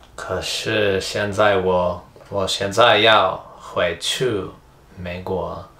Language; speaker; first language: Chinese; non-native, learner; English